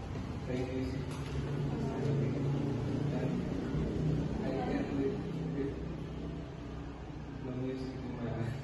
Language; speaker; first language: English; non-native, learner; Indonesian